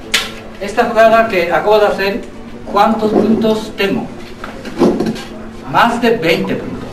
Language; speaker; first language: Spanish; non-native, learner; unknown